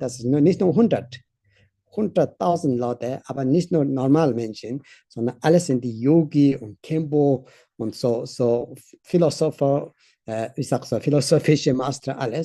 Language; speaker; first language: German; non-native, learner; Tibetan